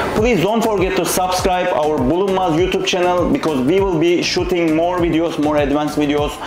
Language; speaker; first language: English; non-native, fluent; Turkish